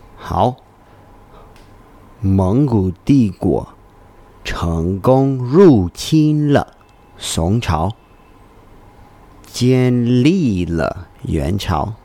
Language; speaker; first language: Chinese; non-native, learner; English